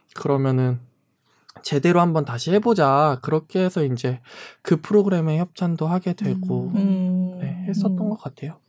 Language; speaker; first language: Korean; native; Korean